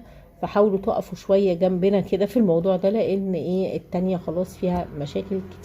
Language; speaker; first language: Arabic; native; Arabic